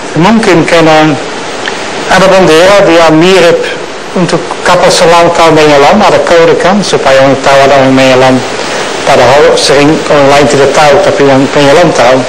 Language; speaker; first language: Indonesian; non-native, fluent; Dutch